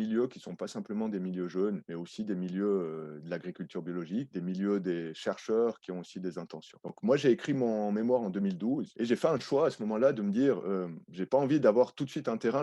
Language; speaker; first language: French; native; French